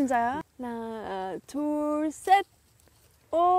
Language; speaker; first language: Korean; non-native, fluent; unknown